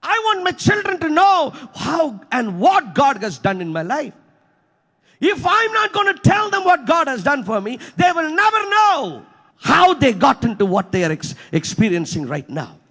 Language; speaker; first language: English; non-native, local second language; Tamil